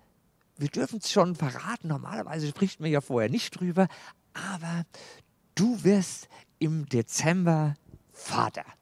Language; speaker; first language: German; native; German